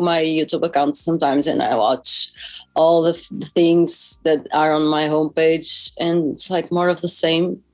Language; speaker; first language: English; non-native, fluent; Portuguese